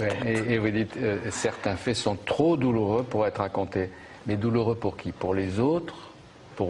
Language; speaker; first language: French; native; French